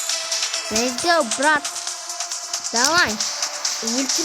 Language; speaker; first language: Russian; non-native, local second language; Kazakh